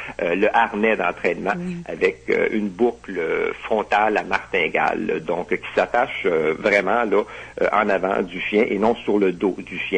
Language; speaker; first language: French; native; French